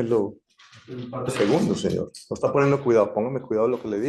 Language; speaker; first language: Spanish; native; Spanish